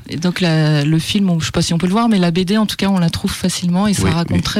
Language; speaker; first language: French; native; French